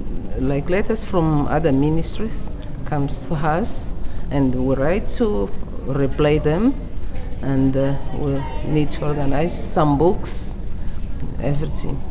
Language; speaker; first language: English; non-native, learner; Portuguese